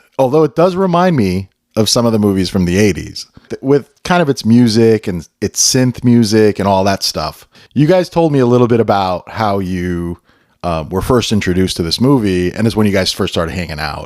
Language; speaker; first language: English; native; English